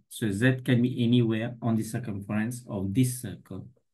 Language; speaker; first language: English; non-native, local second language; Morisyen